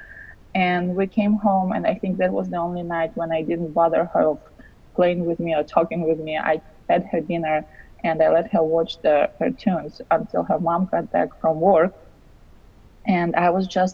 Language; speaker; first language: English; non-native, fluent; Russian